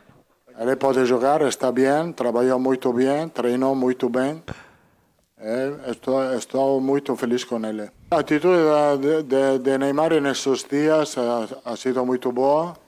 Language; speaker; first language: Portuguese; non-native, fluent; Italian